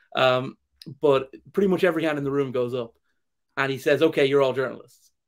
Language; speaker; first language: English; native; English